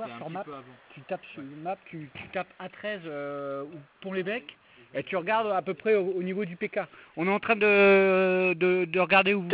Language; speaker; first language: French; native; French